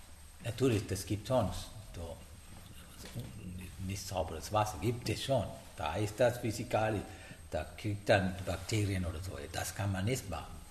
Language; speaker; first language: German; non-native, learner; Sinhala